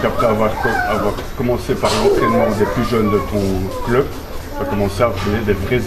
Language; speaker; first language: French; native; French